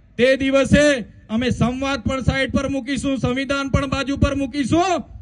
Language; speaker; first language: Gujarati; non-native, local second language; Vasavi